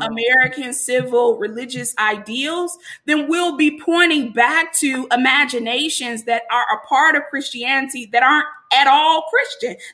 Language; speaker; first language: English; native; English